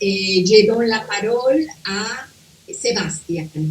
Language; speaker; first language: French; non-native, fluent; Spanish